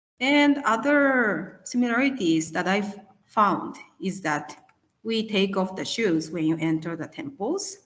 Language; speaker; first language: English; non-native, fluent; Japanese